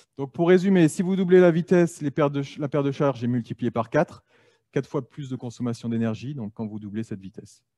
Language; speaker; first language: French; native; French